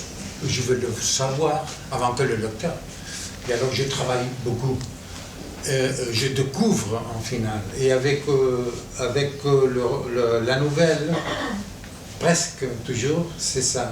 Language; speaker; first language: French; non-native, fluent; Catalan